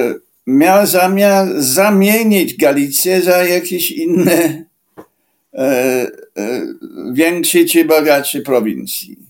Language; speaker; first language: Polish; non-native, fluent; English